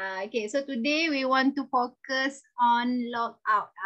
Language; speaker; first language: English; non-native, local second language; Malay